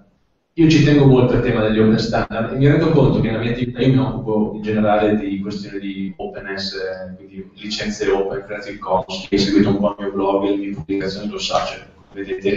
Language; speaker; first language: Italian; native; Italian